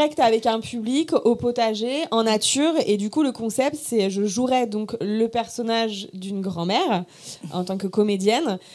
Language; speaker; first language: French; native; French